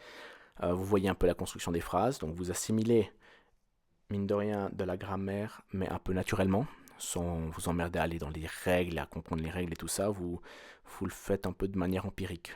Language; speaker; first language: French; native; French